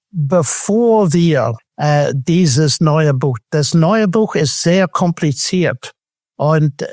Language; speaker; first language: German; non-native, fluent; English